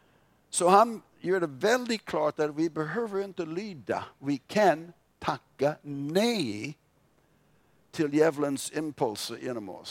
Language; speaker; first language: Swedish; non-native, fluent; English